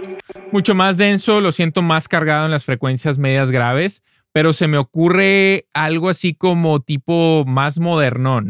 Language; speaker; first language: Spanish; native; Spanish